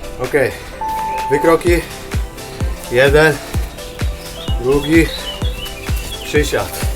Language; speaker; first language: Polish; native; Polish